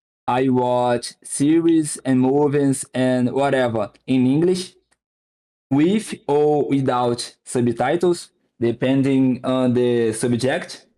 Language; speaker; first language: English; non-native, learner; Portuguese